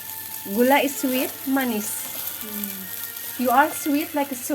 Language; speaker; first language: English; non-native, fluent; Indonesian